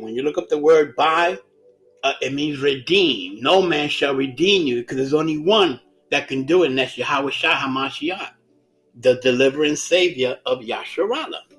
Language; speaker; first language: English; native; English